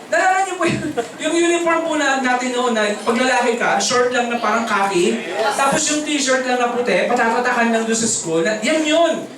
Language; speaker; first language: Filipino; native; Filipino